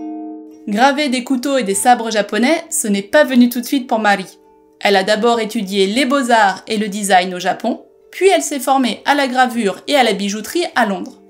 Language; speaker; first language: French; native; French